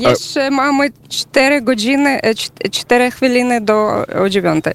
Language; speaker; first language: Polish; non-native, learner; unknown